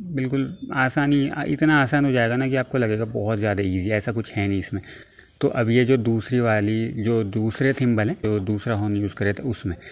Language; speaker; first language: Hindi; native; Hindi